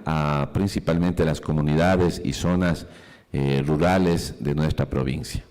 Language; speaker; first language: Spanish; native; Spanish